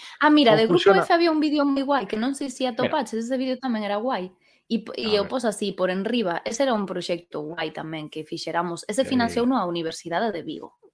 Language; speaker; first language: Galician; non-native, local second language; Spanish